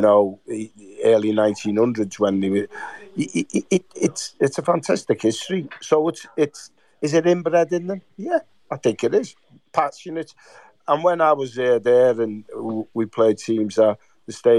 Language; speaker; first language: English; native; English